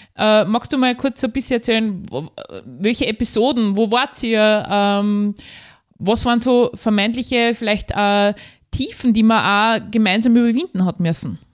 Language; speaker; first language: German; native; German